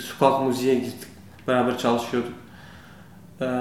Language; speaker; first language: Turkish; non-native, learner; Kurdish